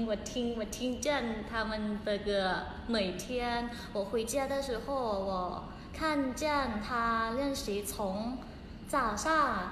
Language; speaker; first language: Chinese; non-native, learner; Thai